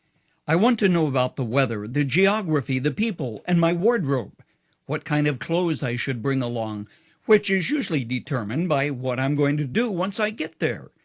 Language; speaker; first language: English; native; English